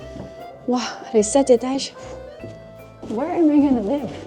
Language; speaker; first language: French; non-native, fluent; English